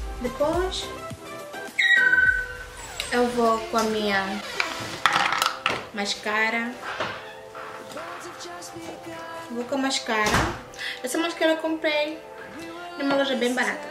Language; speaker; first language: Portuguese; early bilingual, heritage; English